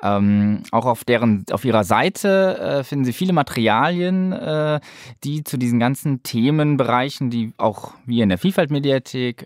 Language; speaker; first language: German; native; German